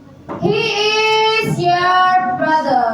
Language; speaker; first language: English; non-native, learner; Indonesian